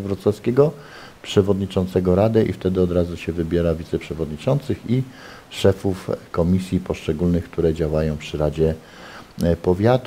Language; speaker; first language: Polish; native; Polish